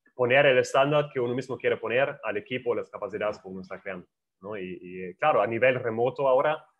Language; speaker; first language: Spanish; non-native, fluent; German